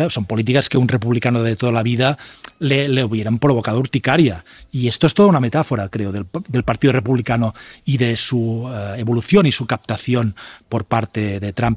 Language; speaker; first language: Spanish; native; Spanish